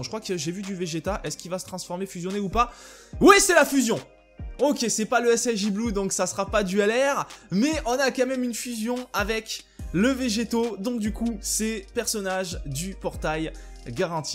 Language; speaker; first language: French; native; French